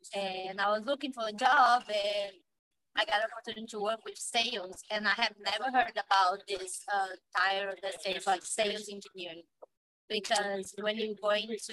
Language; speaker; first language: English; non-native, fluent; Portuguese